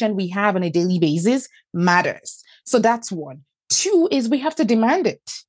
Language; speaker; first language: English; non-native, local second language; Yoruba